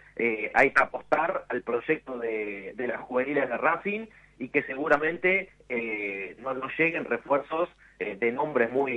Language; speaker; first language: Spanish; native; Spanish